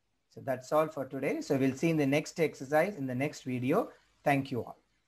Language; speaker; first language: English; non-native, local second language; Tamil